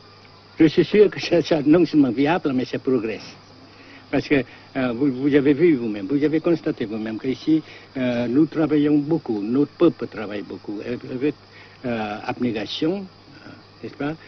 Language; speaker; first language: French; non-native, local second language; Vietnamese